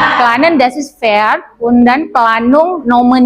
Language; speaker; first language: German; non-native, learner; Indonesian